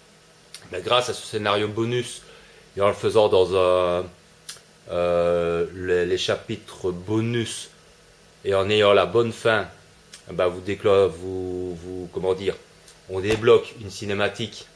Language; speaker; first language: French; native; French